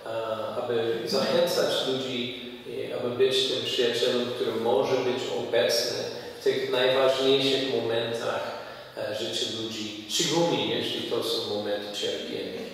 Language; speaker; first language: Polish; non-native, fluent; English